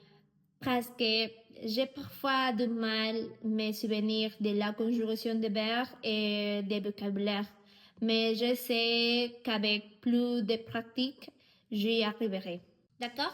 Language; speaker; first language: French; non-native, learner; Spanish